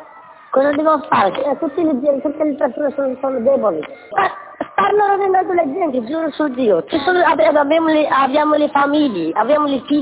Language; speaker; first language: Italian; non-native, learner; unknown